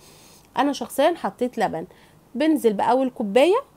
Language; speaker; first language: Arabic; native; Arabic